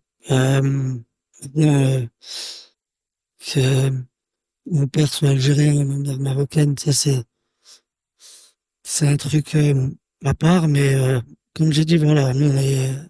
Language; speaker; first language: French; native; French